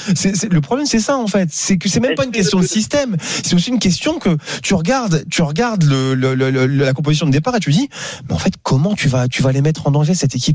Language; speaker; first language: French; native; French